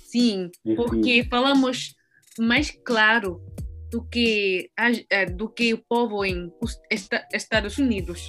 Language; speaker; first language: Portuguese; non-native, learner; English